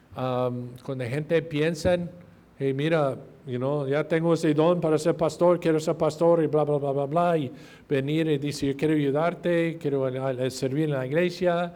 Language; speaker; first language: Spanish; non-native, fluent; English